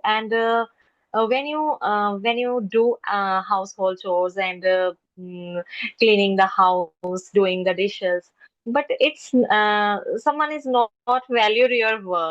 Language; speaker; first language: English; non-native, local second language; Hindi